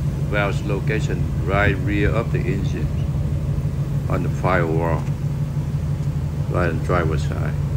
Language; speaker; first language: English; non-native, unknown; Vietnamese